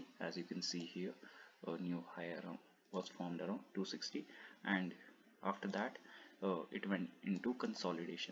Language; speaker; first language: English; non-native, local second language; Hindi